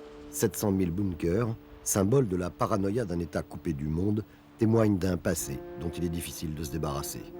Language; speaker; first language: French; native; French